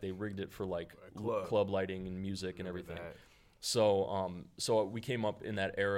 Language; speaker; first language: English; native; English